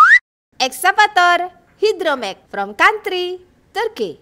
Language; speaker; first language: English; non-native, learner; Indonesian